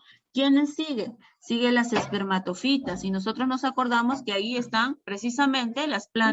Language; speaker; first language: Spanish; native; Spanish